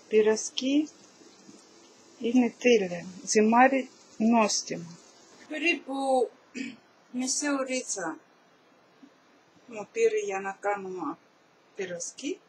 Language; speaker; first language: Greek; non-native, learner; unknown